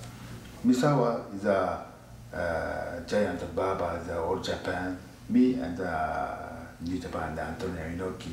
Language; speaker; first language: English; non-native, learner; Japanese